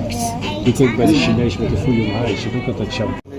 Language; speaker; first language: Dutch; native; Dutch